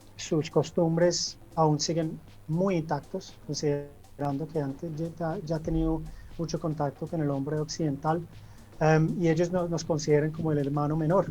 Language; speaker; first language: Spanish; early bilingual, heritage; Spanish